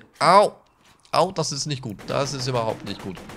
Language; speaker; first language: German; native; German